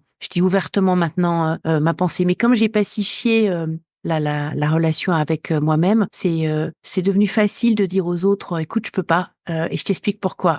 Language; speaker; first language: French; native; French